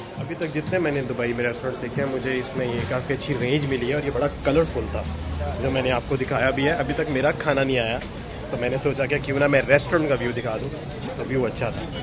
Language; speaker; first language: Urdu; native; Urdu